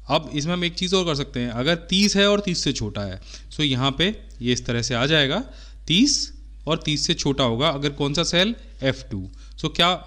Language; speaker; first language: Hindi; native; Hindi